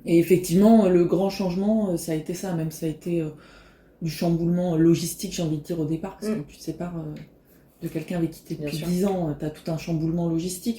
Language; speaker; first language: French; native; French